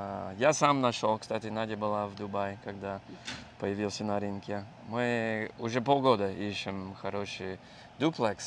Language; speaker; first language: Russian; non-native, learner; English